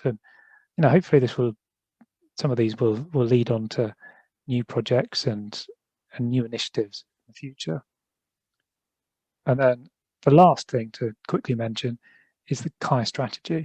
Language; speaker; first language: English; native; English